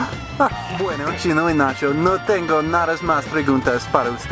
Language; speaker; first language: Spanish; non-native, learner; English